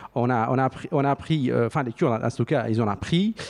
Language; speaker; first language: French; non-native, fluent; Central Kurdish